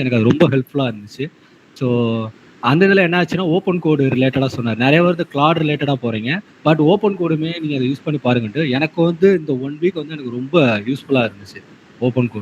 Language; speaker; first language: Tamil; native; Tamil